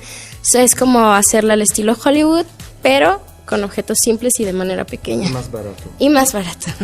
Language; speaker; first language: Spanish; native; Spanish